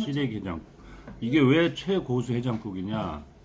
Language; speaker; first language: Korean; native; Korean